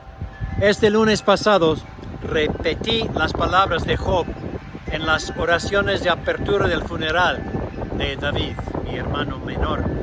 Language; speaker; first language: Spanish; non-native, fluent; English